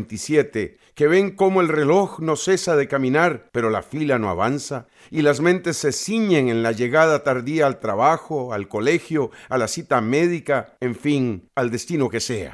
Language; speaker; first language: Spanish; native; Spanish